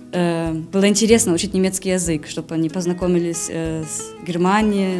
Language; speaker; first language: Russian; early bilingual, heritage; Russian